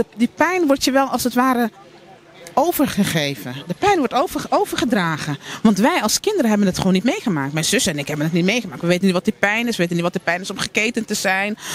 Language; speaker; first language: Dutch; native; Dutch